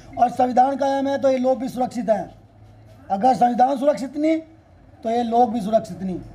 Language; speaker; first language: Hindi; non-native, local second language; Punjabi